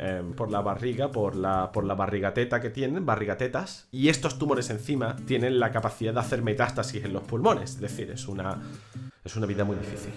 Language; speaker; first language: Spanish; native; Spanish